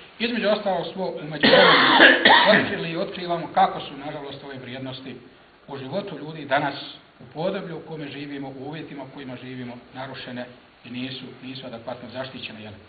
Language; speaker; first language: Bosnian; native; Bosnian